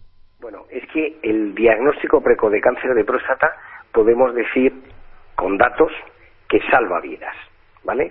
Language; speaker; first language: Spanish; native; Spanish